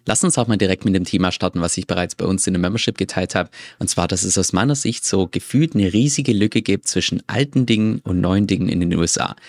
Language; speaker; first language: German; native; German